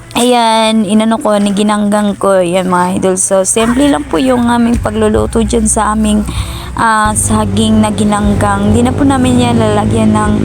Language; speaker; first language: Filipino; non-native, local second language; Cebuano